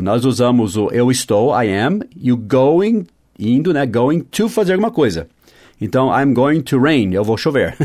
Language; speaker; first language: Portuguese; non-native, fluent; English